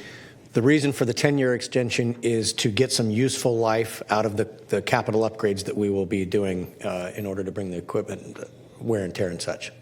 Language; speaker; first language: English; native; English